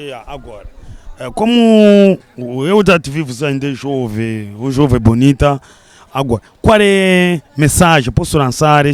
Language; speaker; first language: Portuguese; non-native, learner; Kinyarwanda